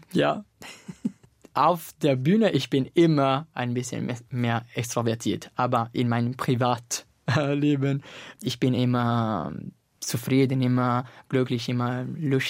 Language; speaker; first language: German; non-native, learner; Italian